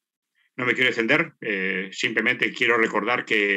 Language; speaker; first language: Spanish; native; Spanish